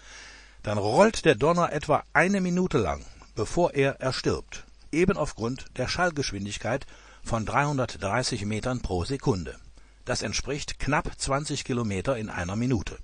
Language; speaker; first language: German; native; German